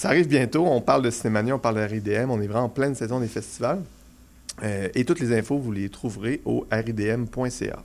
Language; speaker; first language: French; native; French